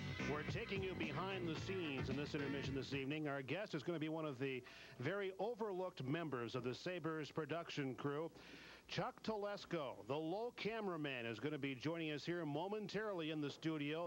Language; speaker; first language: English; native; English